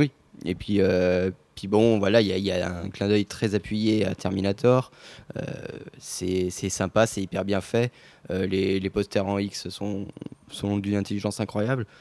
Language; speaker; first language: French; native; French